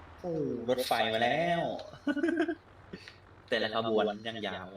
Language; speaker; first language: Thai; native; Thai